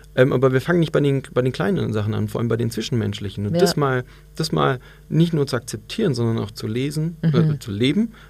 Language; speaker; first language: German; native; German